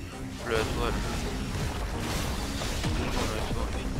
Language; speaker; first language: French; native; French